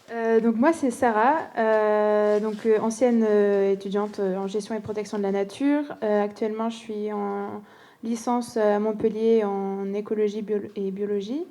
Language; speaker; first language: French; native; French